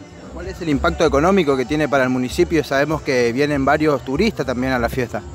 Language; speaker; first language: Spanish; native; Spanish